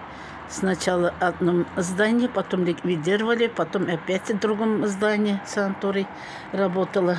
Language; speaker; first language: Russian; non-native, local second language; Tatar